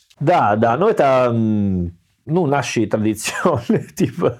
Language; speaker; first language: Russian; non-native, learner; Italian